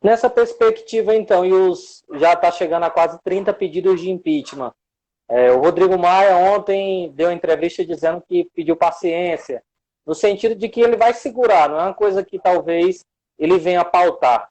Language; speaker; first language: Portuguese; native; Portuguese